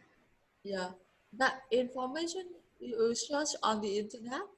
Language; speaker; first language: English; non-native, learner; Vietnamese